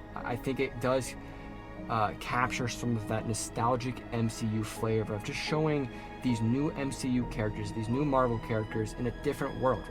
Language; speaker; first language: English; native; English